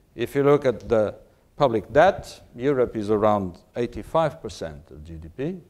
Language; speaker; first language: English; non-native, fluent; Portuguese